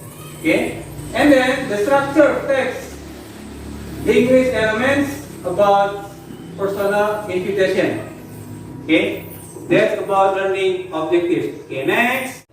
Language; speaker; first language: English; non-native, learner; Indonesian